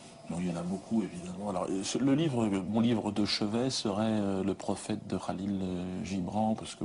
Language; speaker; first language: French; native; French